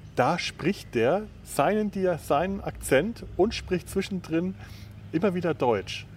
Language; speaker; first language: German; native; German